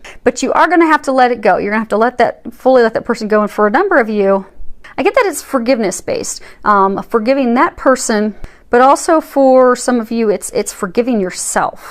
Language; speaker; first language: English; native; English